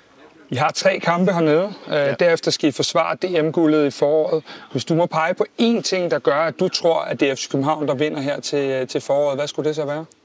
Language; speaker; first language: Danish; native; Danish